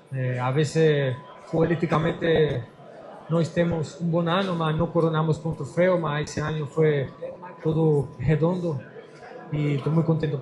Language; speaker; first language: Portuguese; non-native, fluent; Spanish